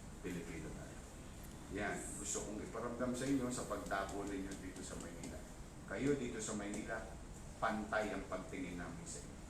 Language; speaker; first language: Filipino; native; Filipino